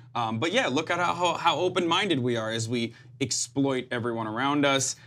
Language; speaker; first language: English; non-native, fluent; Turkish